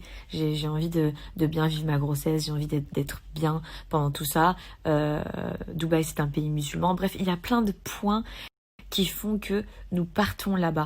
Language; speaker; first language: French; native; French